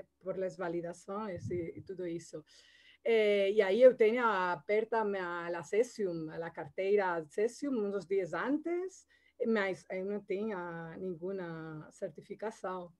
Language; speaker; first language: Portuguese; non-native, learner; Spanish